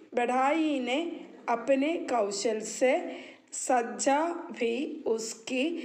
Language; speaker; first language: Hindi; non-native, local second language; Malayalam